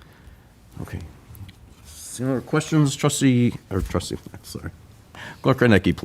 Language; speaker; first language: English; native; English